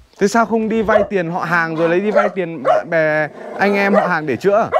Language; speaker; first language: Vietnamese; native; Vietnamese